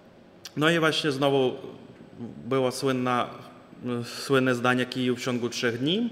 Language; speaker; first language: Polish; non-native, fluent; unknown